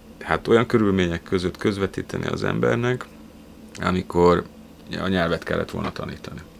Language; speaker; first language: Hungarian; early bilingual, other home language; Russian